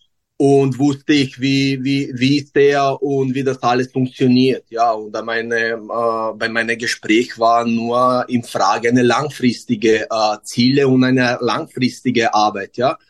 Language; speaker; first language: German; non-native, learner; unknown